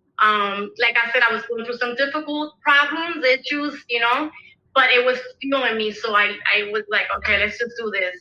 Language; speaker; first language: English; early bilingual, other home language; Spanish